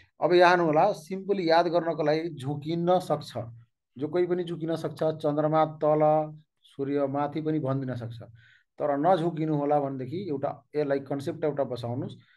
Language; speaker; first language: Nepali; non-native, local second language; Maithili